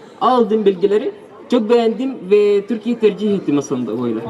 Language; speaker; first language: Turkish; non-native, learner; Arabic